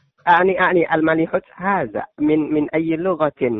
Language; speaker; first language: Arabic; non-native, learner; Indonesian